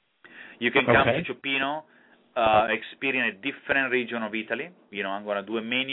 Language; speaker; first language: English; non-native, fluent; Italian